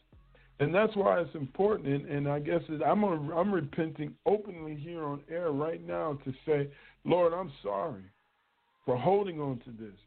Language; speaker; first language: English; native; English